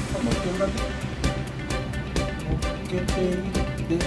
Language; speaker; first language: Japanese; native; Japanese